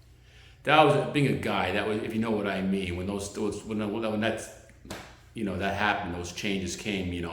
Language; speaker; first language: English; native; English